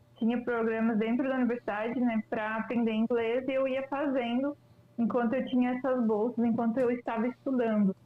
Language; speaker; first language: Portuguese; native; Portuguese